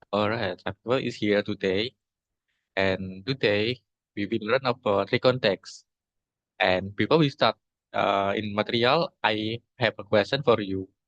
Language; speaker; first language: English; non-native, learner; Indonesian